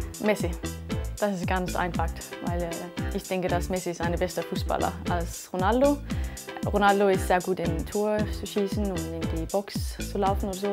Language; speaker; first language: German; non-native, learner; Danish